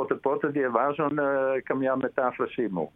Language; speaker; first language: Greek; non-native, fluent; Dutch